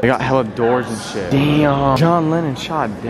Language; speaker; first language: English; native; English